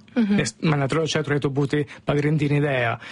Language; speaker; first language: Lithuanian; non-native, learner; Italian